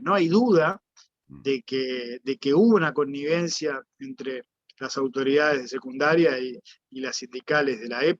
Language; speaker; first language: Spanish; native; Spanish